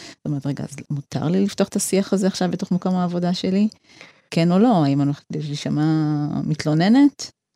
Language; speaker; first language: Hebrew; early bilingual, other home language; Amharic